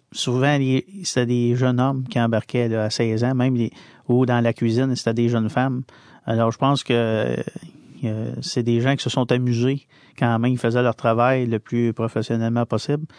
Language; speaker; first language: French; native; French